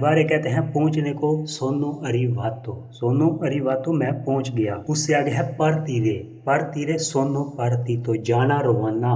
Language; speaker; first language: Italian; non-native, fluent; Punjabi